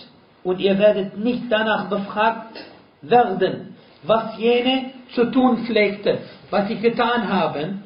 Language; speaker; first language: German; non-native, fluent; Arabic